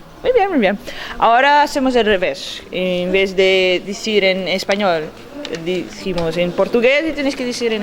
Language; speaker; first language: Spanish; non-native, learner; Portuguese